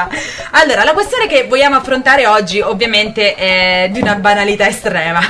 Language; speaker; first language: Italian; native; Italian